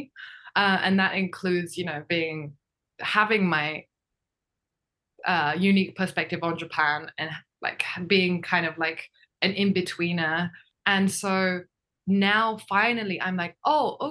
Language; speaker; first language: English; non-native, fluent; Japanese